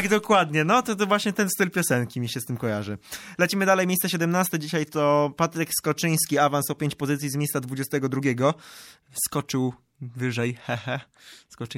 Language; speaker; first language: Polish; native; Polish